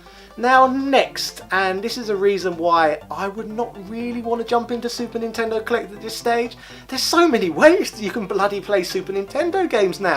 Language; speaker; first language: English; native; English